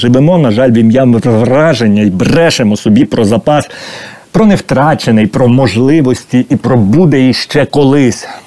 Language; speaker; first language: Ukrainian; native; Ukrainian